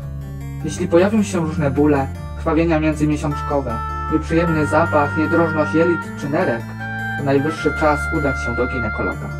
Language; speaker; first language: Polish; native; Polish